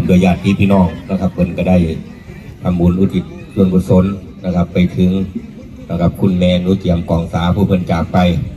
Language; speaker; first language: Thai; native; Thai